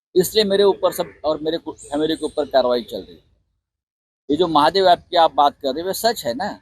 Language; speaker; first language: Hindi; non-native, local second language; Marathi